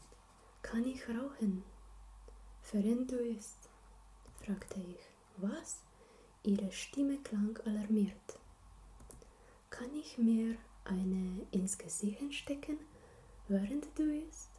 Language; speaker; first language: German; non-native, learner; Slovenian